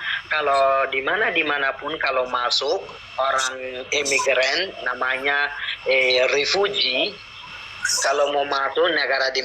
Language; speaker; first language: Indonesian; non-native, learner; Rohingya